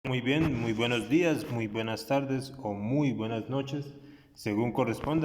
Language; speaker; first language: Spanish; native; Spanish